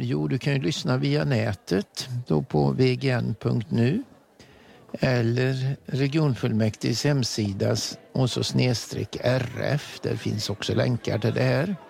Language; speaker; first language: Swedish; native; Swedish